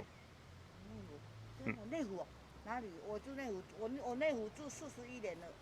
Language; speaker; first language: Chinese; non-native, local second language; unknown